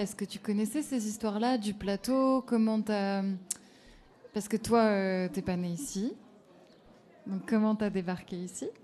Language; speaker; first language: French; native; French